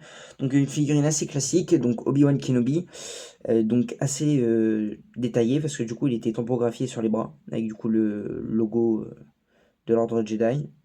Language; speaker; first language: French; native; French